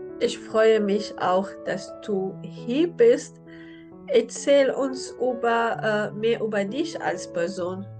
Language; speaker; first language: German; non-native, learner; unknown